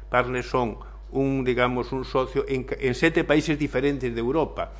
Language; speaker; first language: Spanish; non-native, local second language; Galician